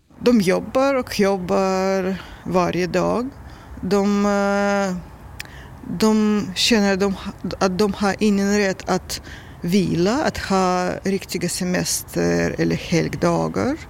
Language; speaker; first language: Swedish; non-native, learner; Russian